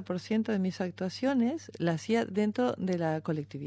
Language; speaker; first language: Spanish; native; Spanish